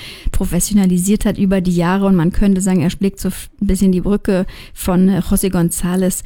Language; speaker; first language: German; native; German